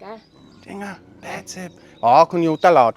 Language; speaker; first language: Thai; non-native, learner; English